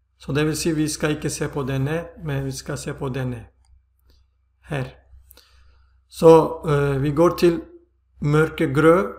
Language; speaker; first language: Swedish; non-native, fluent; Turkish